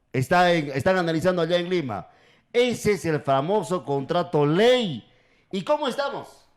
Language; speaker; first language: Spanish; native; Spanish